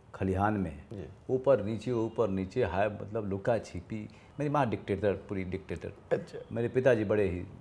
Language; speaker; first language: Hindi; native; Hindi